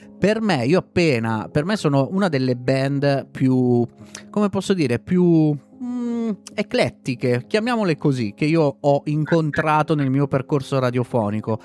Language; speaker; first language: Italian; native; Italian